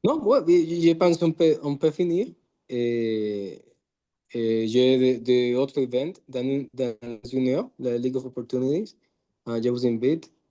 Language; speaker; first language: French; non-native, learner; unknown